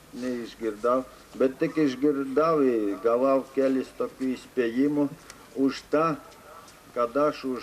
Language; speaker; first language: Lithuanian; early bilingual, other home language; Ukrainian